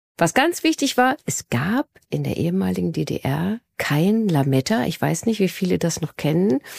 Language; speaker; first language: German; native; German